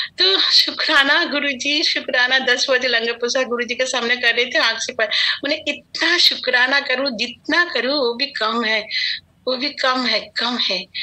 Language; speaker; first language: Hindi; non-native, local second language; Bangla